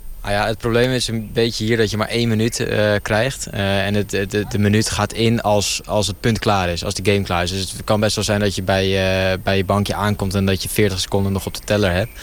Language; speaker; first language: Dutch; native; Dutch